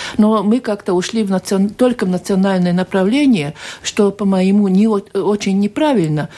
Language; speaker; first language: Russian; non-native, local second language; Latvian